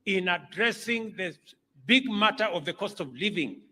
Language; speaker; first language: English; non-native, local second language; Kalenjin